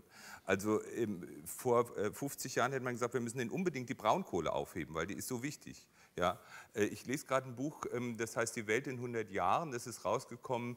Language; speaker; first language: German; native; German